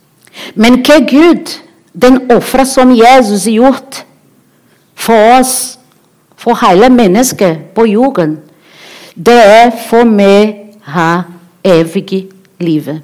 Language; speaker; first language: Norwegian; non-native, learner; Portuguese